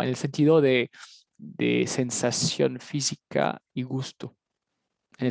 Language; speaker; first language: Spanish; non-native, fluent; French